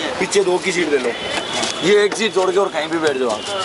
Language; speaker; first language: Hindi; native; Hindi